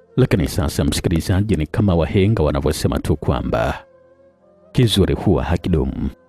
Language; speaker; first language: Swahili; native; Swahili